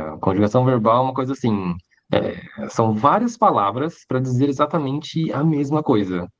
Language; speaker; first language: Portuguese; early bilingual, other home language; Hakka Chinese